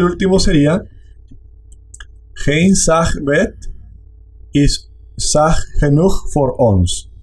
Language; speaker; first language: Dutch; non-native, learner; Spanish